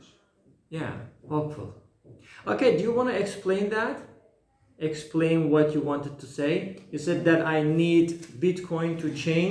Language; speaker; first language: English; non-native, fluent; Persian